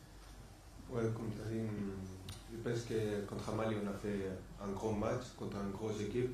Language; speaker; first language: French; non-native, fluent; Spanish